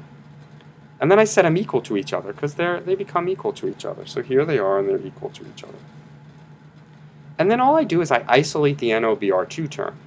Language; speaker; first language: English; native; English